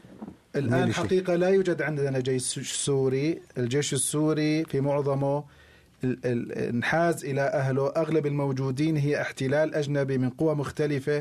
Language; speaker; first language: Arabic; native; Arabic